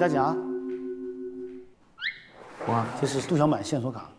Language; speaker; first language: Chinese; native; Chinese